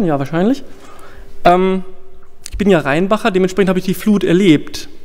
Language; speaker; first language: German; native; German